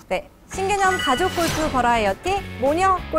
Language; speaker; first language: Korean; native; Korean